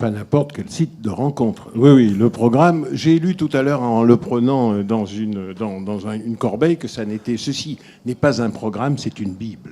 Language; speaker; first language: French; native; French